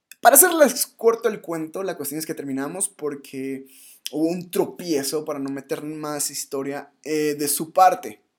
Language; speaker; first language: Spanish; native; Spanish